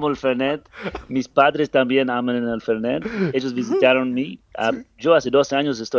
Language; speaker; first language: Spanish; non-native, learner; English